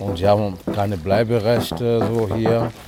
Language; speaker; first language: German; non-native, fluent; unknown